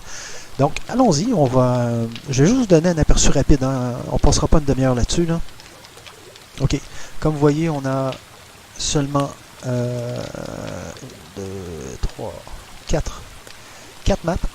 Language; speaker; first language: French; native; French